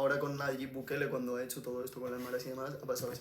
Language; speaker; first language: Spanish; native; Spanish